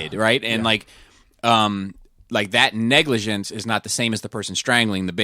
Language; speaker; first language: English; native; English